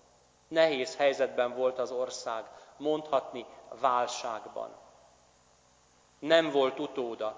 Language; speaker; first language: Hungarian; native; Hungarian